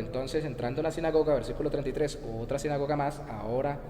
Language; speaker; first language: Spanish; native; Spanish